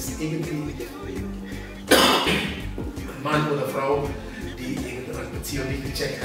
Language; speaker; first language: German; non-native, fluent; Papiamento